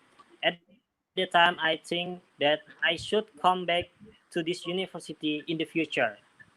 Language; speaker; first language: English; non-native, learner; Indonesian